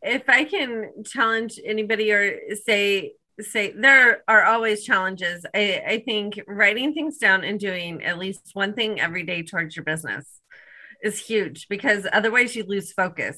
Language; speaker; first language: English; native; English